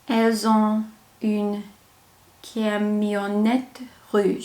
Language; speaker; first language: French; non-native, learner; English